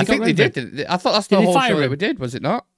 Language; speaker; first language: English; native; English